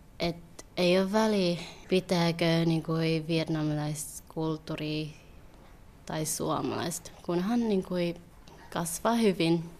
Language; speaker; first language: Finnish; early bilingual, other home language; Vietnamese